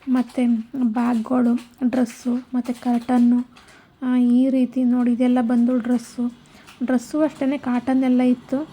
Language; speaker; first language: Kannada; native; Kannada